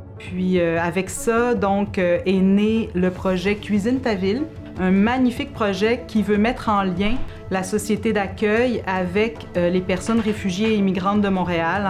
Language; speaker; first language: French; native; French